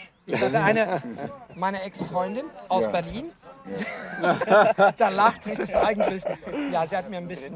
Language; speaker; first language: German; non-native, fluent; Italian